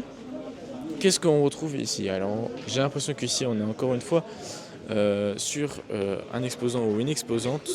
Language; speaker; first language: French; native; French